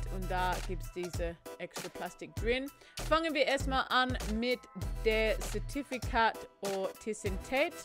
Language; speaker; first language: German; non-native, learner; English